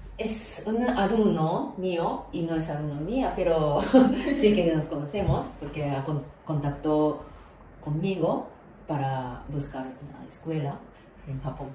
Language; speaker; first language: Spanish; non-native, fluent; Japanese